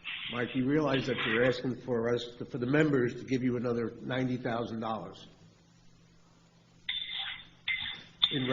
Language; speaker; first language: English; native; English